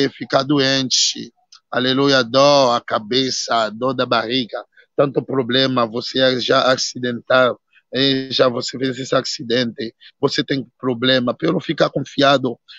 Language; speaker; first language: Portuguese; non-native, learner; Haitian Creole